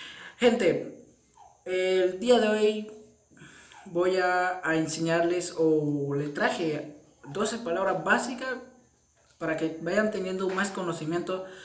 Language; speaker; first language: Spanish; non-native, local second language; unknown